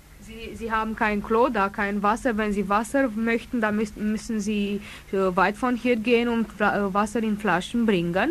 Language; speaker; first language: German; non-native, fluent; Romanian